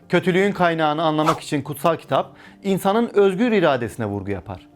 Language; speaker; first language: Turkish; native; Turkish